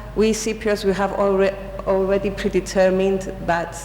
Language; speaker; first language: English; non-native, local second language; Greek